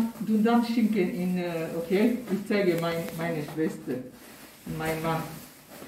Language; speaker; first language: German; non-native, learner; Filipino